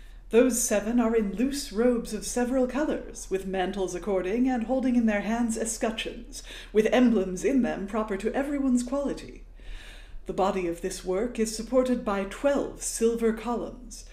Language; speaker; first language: English; native; English